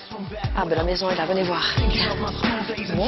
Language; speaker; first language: French; native; French